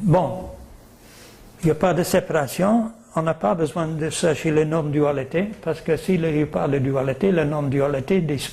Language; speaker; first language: French; non-native, fluent; English